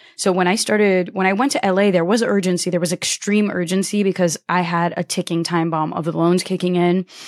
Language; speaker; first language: English; early bilingual, other home language; Portuguese